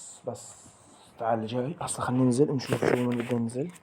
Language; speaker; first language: Arabic; native; Arabic